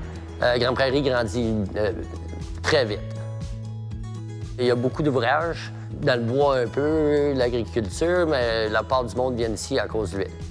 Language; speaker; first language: French; native; French